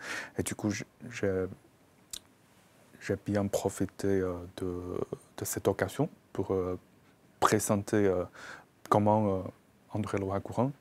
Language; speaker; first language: French; non-native, fluent; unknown